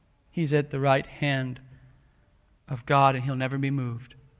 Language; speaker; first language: English; native; English